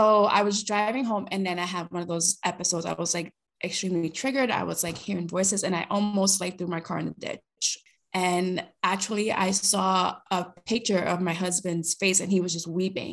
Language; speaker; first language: English; early bilingual, other home language; Spanish